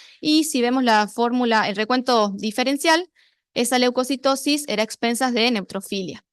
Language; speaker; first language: Spanish; native; Spanish